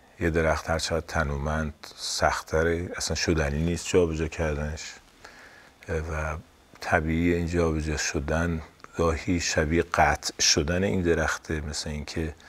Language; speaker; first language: Persian; native; Persian